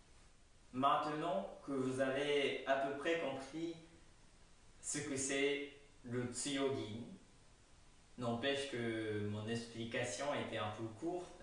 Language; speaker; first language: French; non-native, fluent; Japanese